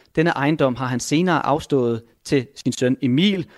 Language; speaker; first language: Danish; native; Danish